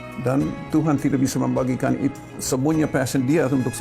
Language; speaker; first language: Indonesian; non-native, fluent; English